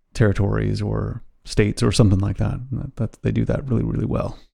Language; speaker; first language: English; native; English